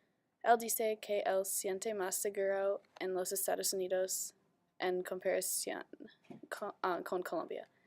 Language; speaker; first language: Spanish; non-native, learner; English